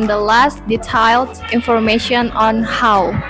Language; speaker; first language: English; non-native, learner; Indonesian